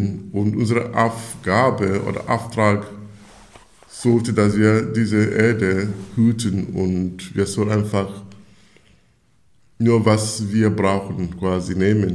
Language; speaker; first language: German; non-native, fluent; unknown